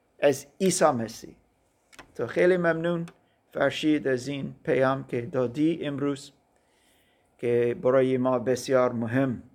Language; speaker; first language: Persian; non-native, learner; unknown